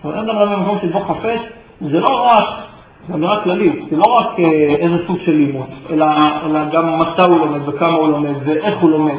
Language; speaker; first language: Hebrew; native; Hebrew